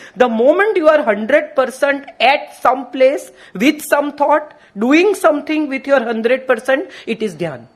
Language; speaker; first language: English; non-native, local second language; Gujarati